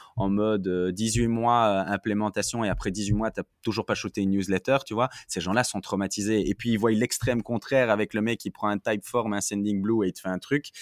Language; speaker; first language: French; native; French